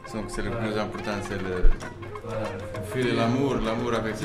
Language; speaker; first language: French; non-native, learner; Portuguese